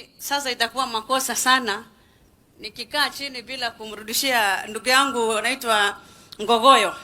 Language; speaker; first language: Swahili; non-native, local second language; Kikuyu